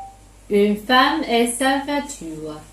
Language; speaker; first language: French; non-native, learner; Chinese